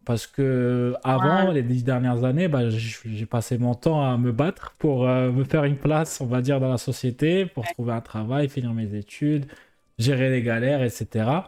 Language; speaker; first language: French; non-native, local second language; Arabic